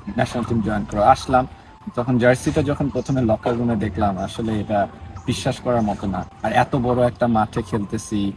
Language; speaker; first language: Bangla; early bilingual, heritage; Bangla